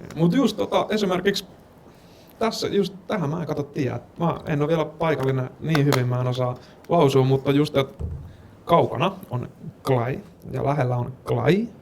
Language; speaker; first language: Finnish; early bilingual, other home language; Estonian